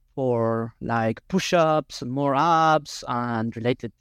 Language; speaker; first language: English; non-native, fluent; Spanish